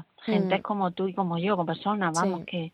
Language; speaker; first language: Spanish; native; Spanish